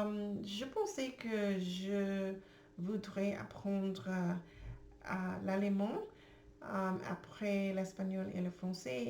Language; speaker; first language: French; non-native, learner; English